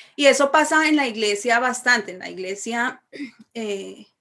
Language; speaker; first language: Spanish; native; Spanish